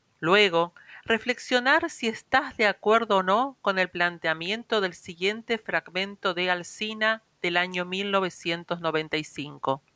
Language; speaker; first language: Spanish; native; Spanish